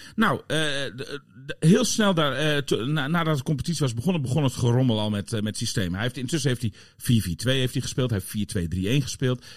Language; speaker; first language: Dutch; native; Dutch